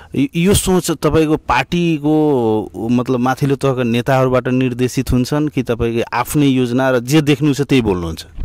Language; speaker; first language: Nepali; non-native, local second language; Bhojpuri